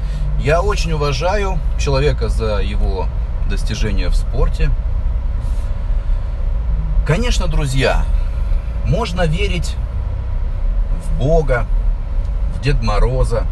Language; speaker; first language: Russian; native; Russian